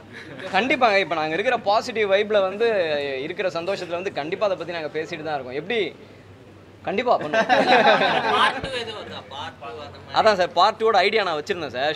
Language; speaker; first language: Tamil; native; Tamil